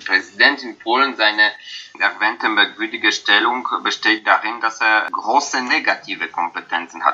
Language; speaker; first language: German; non-native, fluent; Polish